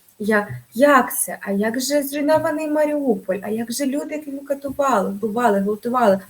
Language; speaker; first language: Ukrainian; native; Ukrainian